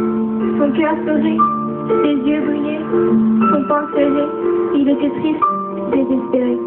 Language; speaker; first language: French; native; French